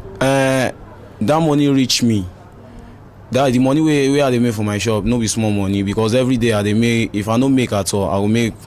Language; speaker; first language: Nigerian Pidgin; non-native, local second language; Yoruba